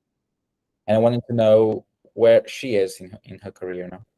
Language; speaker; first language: English; non-native, fluent; Portuguese